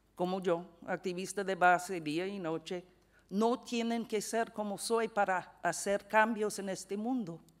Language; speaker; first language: Spanish; non-native, fluent; English